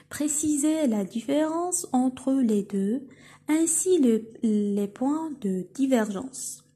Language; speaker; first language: French; non-native, local second language; Arabic